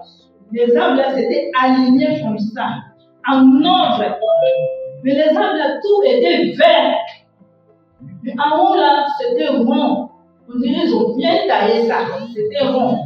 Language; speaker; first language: French; non-native, local second language; Kongo